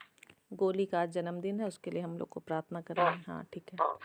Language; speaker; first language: Hindi; native; Hindi